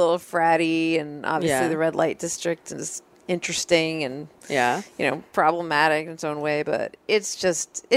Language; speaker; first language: English; native; English